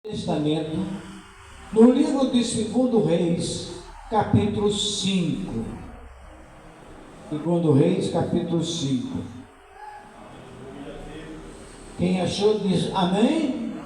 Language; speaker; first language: Portuguese; native; Portuguese